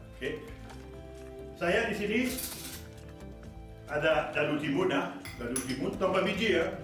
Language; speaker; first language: Indonesian; non-native, fluent; French